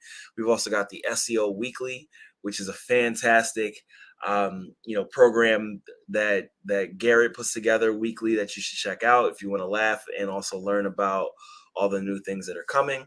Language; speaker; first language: English; native; English